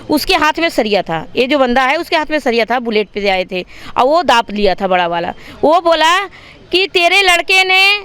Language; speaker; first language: Hindi; native; Hindi